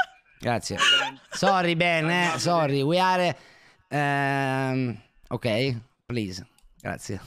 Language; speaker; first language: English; non-native, learner; Italian